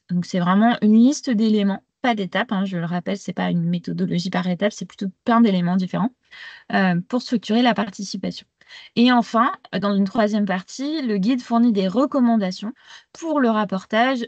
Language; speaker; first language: French; native; French